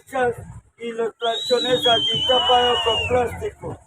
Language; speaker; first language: Spanish; native; Spanish